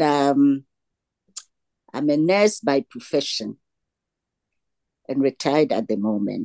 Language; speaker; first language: English; non-native, local second language; Ga